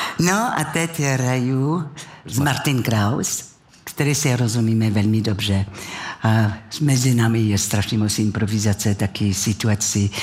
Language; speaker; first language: Czech; non-native, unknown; French